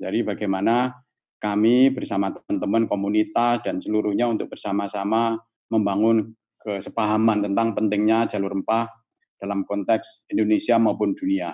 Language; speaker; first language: Indonesian; native; Indonesian